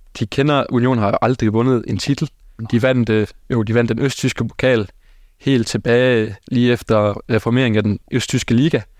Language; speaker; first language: Danish; early bilingual, other home language; German